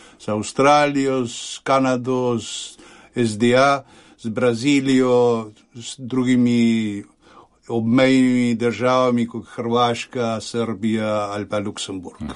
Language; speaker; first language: Slovenian; early bilingual, heritage; Slovenian